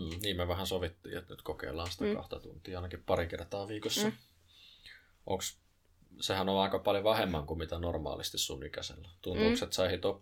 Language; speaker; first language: Finnish; native; Finnish